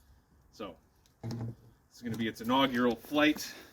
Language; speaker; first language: English; native; English